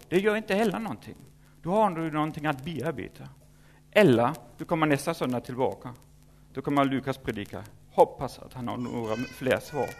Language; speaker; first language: Swedish; non-native, fluent; German